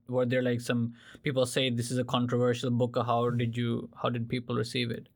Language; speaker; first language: English; non-native, fluent; Urdu